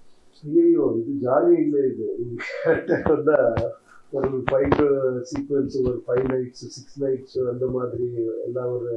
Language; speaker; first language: Tamil; non-native, learner; Kannada